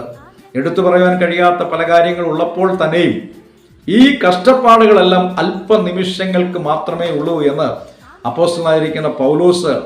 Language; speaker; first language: Malayalam; native; Malayalam